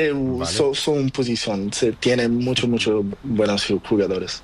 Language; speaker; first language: Spanish; non-native, learner; Portuguese